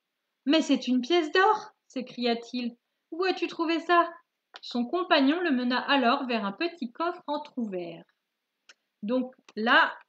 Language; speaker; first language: French; native; French